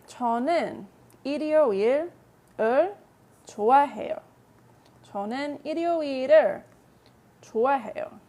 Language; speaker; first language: Korean; non-native, fluent; English